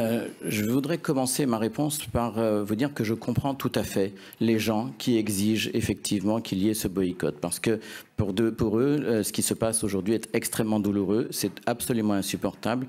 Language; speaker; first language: French; native; French